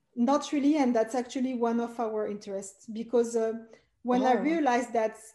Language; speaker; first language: English; non-native, fluent; French